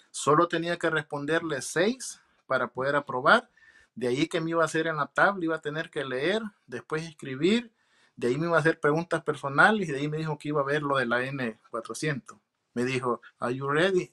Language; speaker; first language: Spanish; native; Spanish